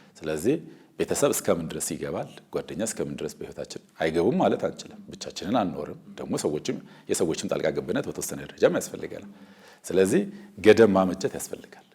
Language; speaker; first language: Amharic; native; Amharic